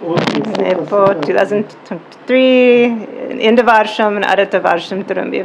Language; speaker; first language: Tamil; non-native, learner; English